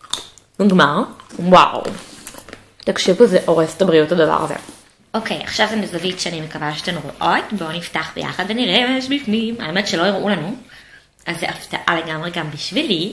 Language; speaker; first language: Hebrew; native; Hebrew